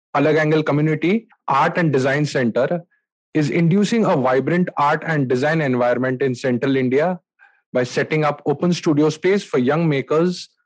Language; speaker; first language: English; non-native, local second language; Marathi